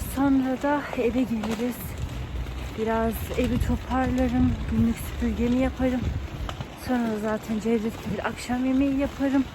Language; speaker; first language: Turkish; early bilingual, heritage; Turkish